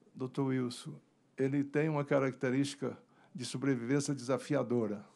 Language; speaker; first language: Portuguese; native; Portuguese